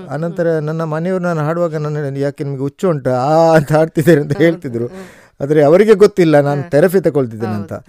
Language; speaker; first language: Kannada; non-native, local second language; Konkani